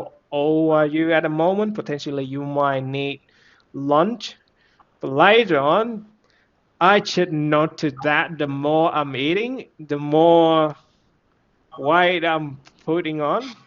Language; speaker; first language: English; non-native, fluent; Vietnamese